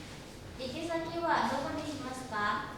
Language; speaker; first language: Japanese; non-native, learner; Indonesian